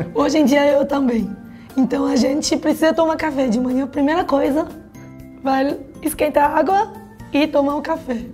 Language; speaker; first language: Portuguese; non-native, fluent; Chinese